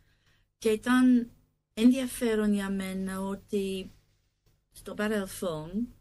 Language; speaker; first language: Greek; non-native, learner; English